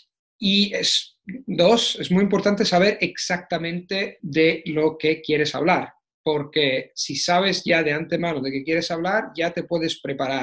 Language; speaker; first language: Spanish; non-native, fluent; Italian